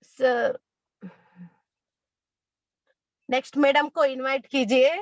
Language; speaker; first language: Hindi; non-native, local second language; Kannada